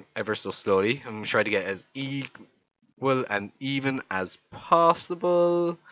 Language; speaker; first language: English; native; English